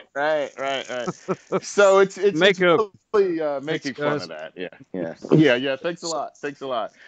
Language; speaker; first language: English; native; English